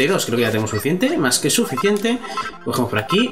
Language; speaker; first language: Spanish; native; Spanish